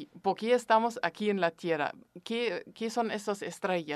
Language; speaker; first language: Spanish; non-native, fluent; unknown